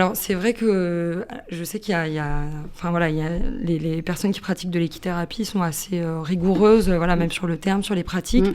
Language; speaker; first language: French; native; French